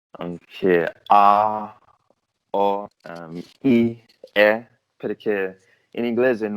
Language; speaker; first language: Italian; non-native, learner; English